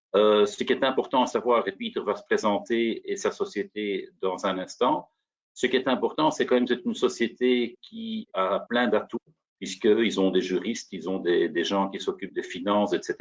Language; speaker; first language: French; native; French